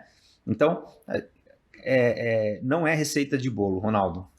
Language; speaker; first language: Portuguese; native; Portuguese